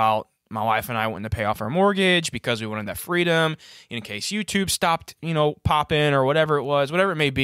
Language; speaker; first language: English; native; English